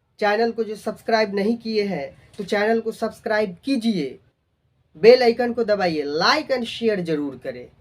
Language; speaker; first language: Hindi; native; Hindi